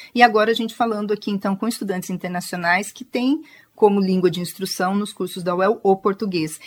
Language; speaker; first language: Portuguese; native; Portuguese